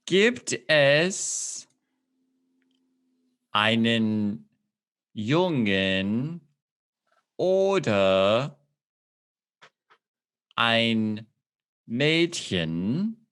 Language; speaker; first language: German; non-native, fluent; English